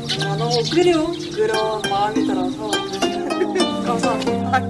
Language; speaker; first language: Korean; non-native, fluent; Russian